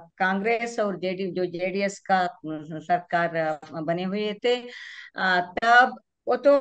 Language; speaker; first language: Hindi; non-native, local second language; Kannada